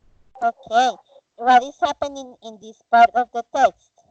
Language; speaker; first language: English; non-native, fluent; Spanish